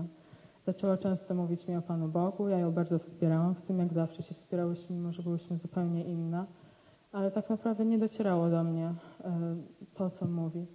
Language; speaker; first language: Polish; native; Polish